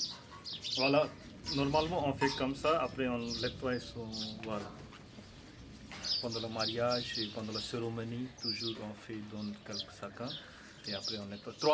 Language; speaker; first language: French; non-native, learner; Hindi